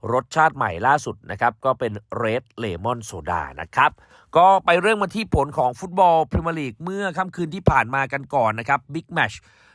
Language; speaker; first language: Thai; native; Thai